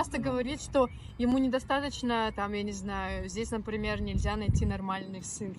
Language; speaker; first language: Russian; native; Russian